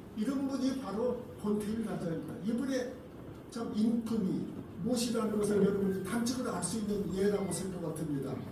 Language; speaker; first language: Korean; native; Korean